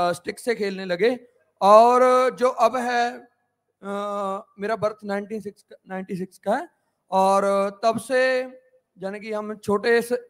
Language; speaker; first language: Hindi; non-native, local second language; Punjabi